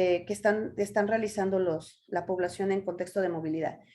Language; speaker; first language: Spanish; native; Spanish